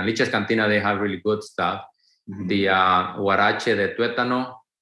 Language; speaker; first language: English; non-native, fluent; Spanish